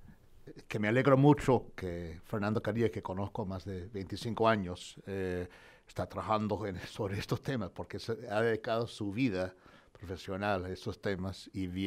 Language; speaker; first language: Spanish; non-native, fluent; English